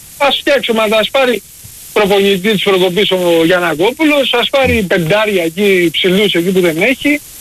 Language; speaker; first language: Greek; early bilingual, heritage; Greek